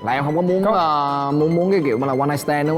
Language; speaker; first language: Vietnamese; native; Vietnamese